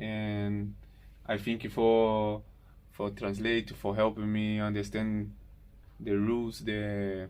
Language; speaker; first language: English; non-native, learner; Portuguese